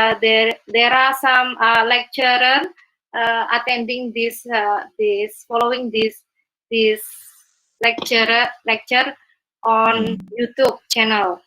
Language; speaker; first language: English; non-native, learner; Indonesian